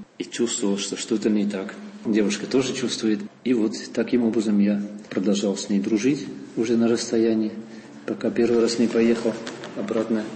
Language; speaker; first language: Russian; non-native, fluent; Dutch